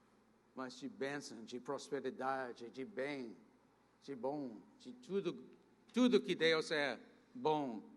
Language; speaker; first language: Portuguese; non-native, fluent; English